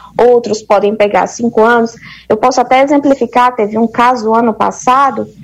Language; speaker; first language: Portuguese; native; Portuguese